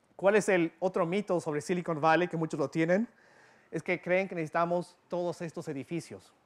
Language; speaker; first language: Spanish; early bilingual, heritage; Spanish